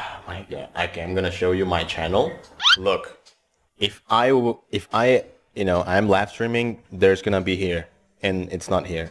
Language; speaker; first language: English; non-native, fluent; Indonesian